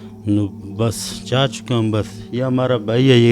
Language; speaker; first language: Hindi; non-native, learner; Pashto